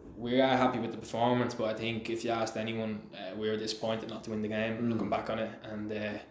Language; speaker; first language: English; native; English